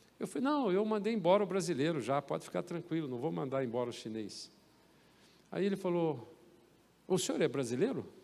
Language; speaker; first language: Portuguese; native; Portuguese